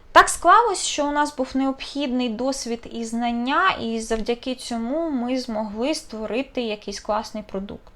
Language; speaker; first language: Ukrainian; non-native, local second language; Russian